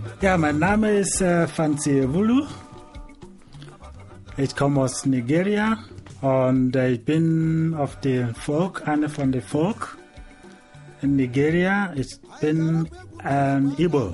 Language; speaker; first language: German; non-native, learner; Igbo